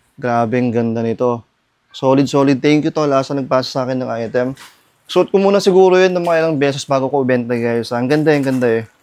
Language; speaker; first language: Filipino; non-native, local second language; Iloko